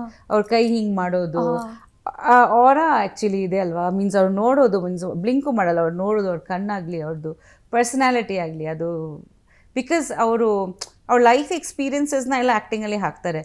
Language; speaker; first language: Kannada; non-native, fluent; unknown